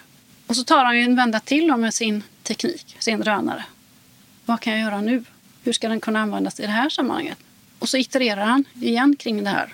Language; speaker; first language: Swedish; native; Swedish